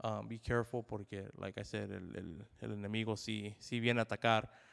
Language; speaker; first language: English; early bilingual, other home language; Spanish